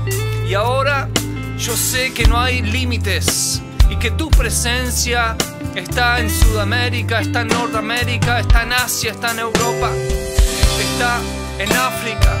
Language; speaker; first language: Spanish; native; Spanish